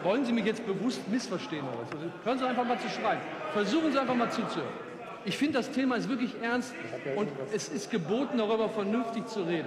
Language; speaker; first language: German; native; German